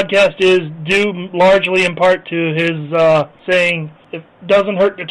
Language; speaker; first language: English; native; English